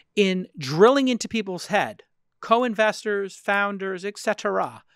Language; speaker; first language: English; native; English